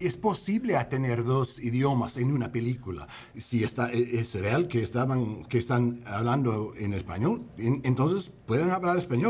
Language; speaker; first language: Spanish; non-native, learner; English